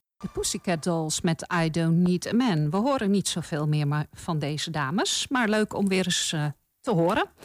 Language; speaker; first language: Dutch; native; Dutch